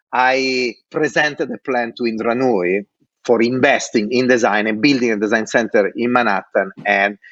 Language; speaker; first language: English; non-native, fluent; Italian